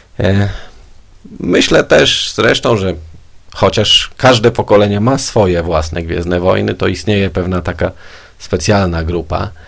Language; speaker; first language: Polish; native; Polish